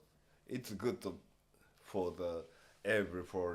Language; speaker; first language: English; non-native, learner; Japanese